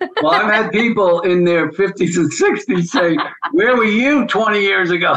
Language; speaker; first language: English; native; English